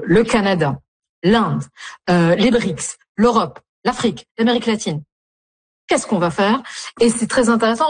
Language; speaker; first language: French; native; French